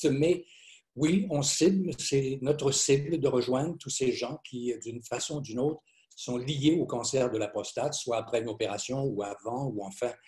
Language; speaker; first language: French; native; French